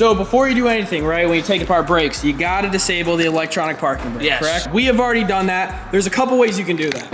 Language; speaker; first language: English; native; English